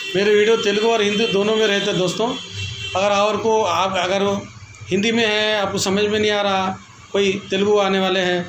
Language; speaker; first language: Hindi; non-native, local second language; Telugu